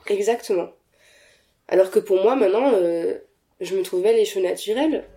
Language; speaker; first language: French; native; French